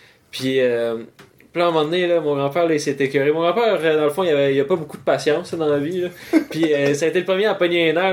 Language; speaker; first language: French; native; French